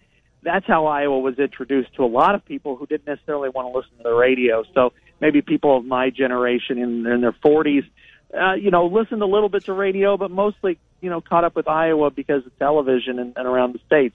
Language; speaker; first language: English; native; English